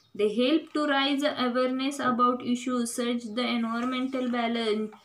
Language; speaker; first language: English; non-native, local second language; Marathi